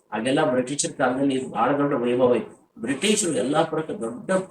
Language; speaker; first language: Kannada; early bilingual, other home language; Marathi